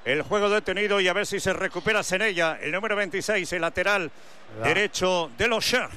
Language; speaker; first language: Spanish; native; Spanish